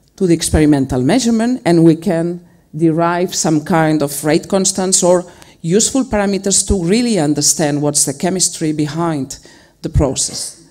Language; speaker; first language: English; non-native, fluent; Spanish